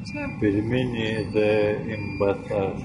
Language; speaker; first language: Hebrew; non-native, learner; Russian